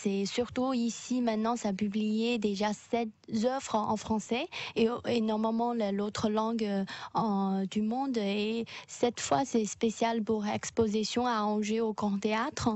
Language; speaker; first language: French; non-native, learner; Chinese